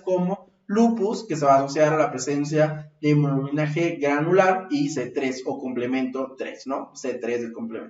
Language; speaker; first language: Spanish; native; Spanish